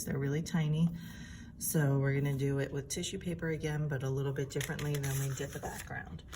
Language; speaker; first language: English; native; English